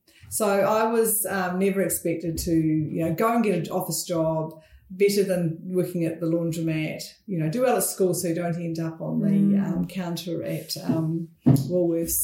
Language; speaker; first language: English; native; English